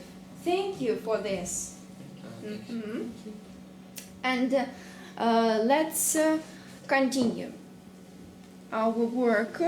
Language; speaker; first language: English; non-native, fluent; Russian